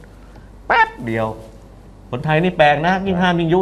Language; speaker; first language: Thai; native; Thai